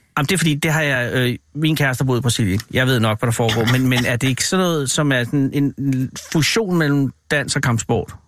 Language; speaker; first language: Danish; native; Danish